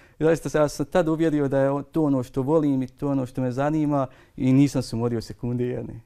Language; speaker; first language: Bosnian; native; Bosnian